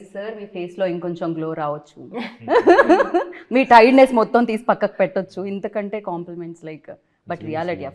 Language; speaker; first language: Telugu; native; Telugu